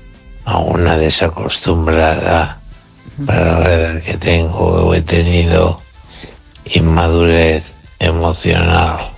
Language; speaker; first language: Spanish; native; Spanish